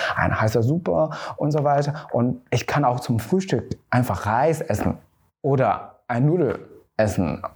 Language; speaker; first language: German; non-native, fluent; Chinese